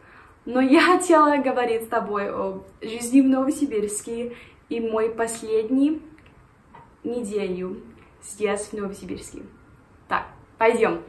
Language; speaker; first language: Russian; non-native, learner; English